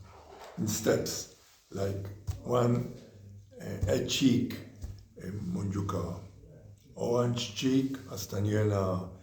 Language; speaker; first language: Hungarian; early bilingual, heritage; Hungarian